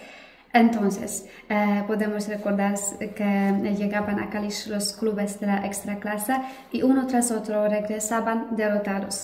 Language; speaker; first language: Spanish; non-native, fluent; Polish